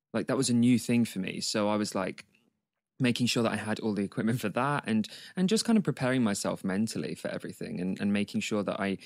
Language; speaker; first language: English; native; English